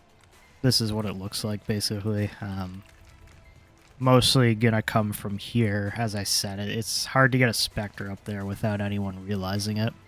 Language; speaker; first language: English; native; English